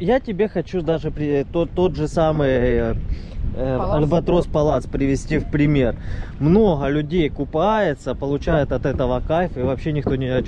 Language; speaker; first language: Russian; native; Russian